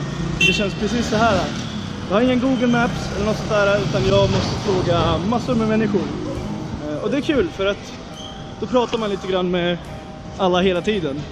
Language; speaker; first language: Swedish; early bilingual, other home language; Nepali